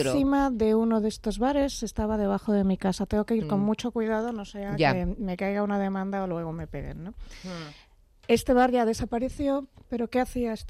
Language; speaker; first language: Spanish; native; Spanish